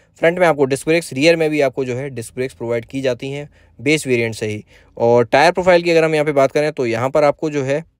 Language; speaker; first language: Hindi; native; Hindi